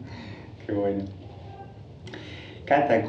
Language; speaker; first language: Spanish; native; Spanish